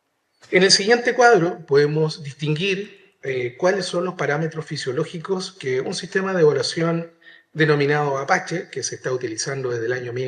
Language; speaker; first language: Spanish; native; Spanish